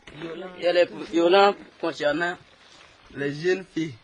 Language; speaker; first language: French; non-native, local second language; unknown